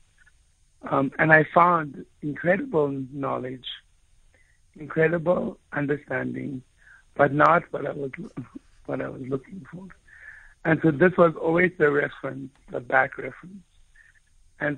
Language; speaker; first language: English; non-native, local second language; Afrikaans